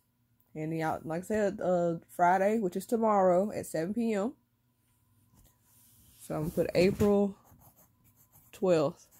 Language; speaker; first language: English; native; English